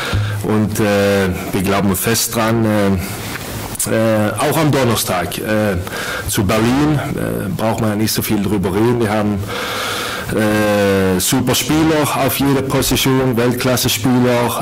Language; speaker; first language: German; non-native, fluent; Swedish